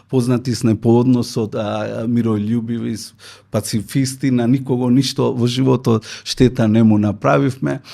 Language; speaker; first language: Macedonian; non-native, local second language; Romany